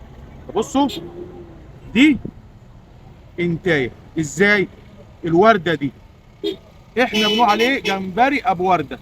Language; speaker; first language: Arabic; native; Arabic